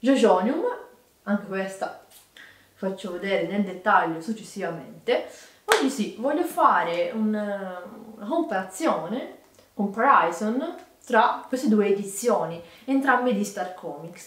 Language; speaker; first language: Italian; native; Italian